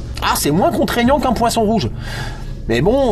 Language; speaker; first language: French; native; French